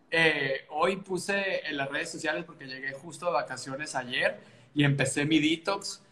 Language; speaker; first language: Spanish; native; Spanish